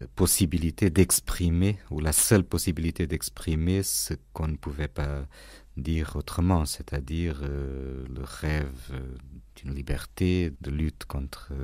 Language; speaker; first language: French; non-native, fluent; Portuguese